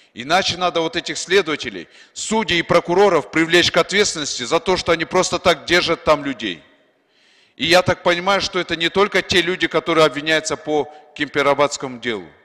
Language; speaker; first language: Russian; non-native, local second language; Kyrgyz